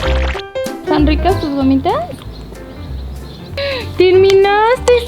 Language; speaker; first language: Spanish; native; Spanish